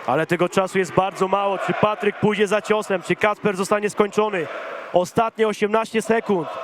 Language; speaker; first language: Polish; native; Polish